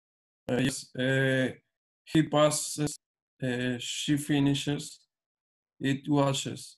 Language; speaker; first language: English; non-native, learner; Spanish